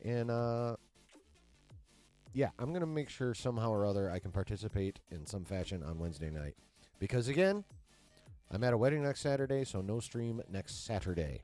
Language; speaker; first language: English; native; English